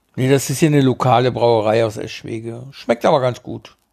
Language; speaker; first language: German; early bilingual, heritage; Spanish